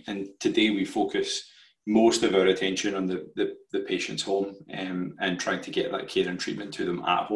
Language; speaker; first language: English; native; English